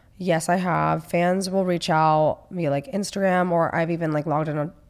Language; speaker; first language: English; native; English